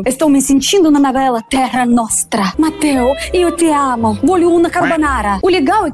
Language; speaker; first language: Portuguese; non-native, fluent; Russian